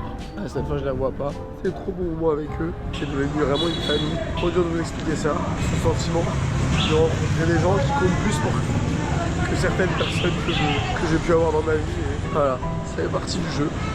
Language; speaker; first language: French; native; French